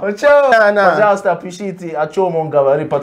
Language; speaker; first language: Russian; non-native, learner; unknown